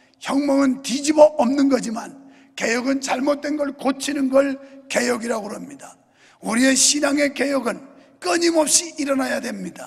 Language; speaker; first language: Korean; native; Korean